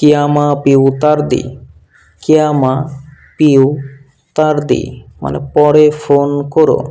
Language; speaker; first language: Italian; non-native, learner; Bangla